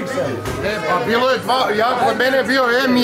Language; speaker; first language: Serbian; native; Serbian